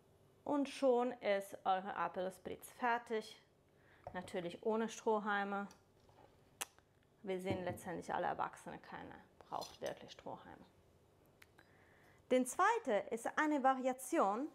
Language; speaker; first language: German; non-native, fluent; Italian